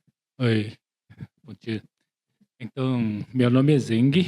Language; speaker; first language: Portuguese; non-native, learner; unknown